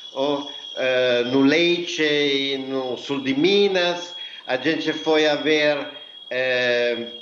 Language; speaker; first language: Portuguese; non-native, fluent; Italian